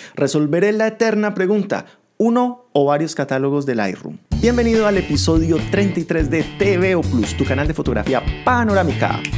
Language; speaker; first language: Spanish; native; Spanish